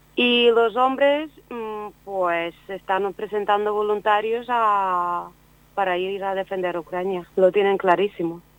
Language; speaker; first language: Spanish; non-native, fluent; Ukrainian